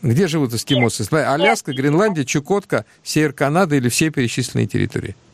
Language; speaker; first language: Russian; native; Russian